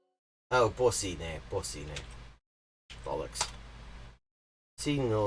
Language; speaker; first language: Greek; non-native, learner; English